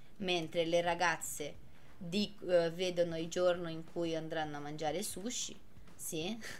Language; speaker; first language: Italian; non-native, fluent; Portuguese